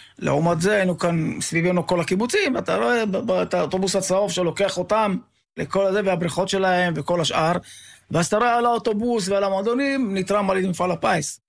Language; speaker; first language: Hebrew; native; Hebrew